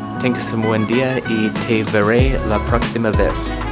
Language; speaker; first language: Spanish; non-native, learner; English